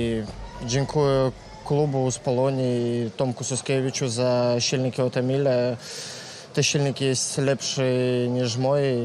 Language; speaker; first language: Polish; non-native, learner; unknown